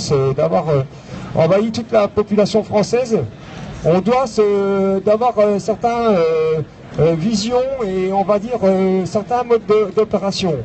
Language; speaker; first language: French; native; French